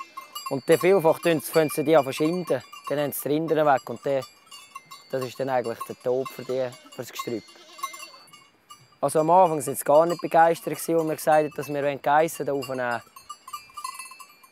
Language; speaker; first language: German; native; German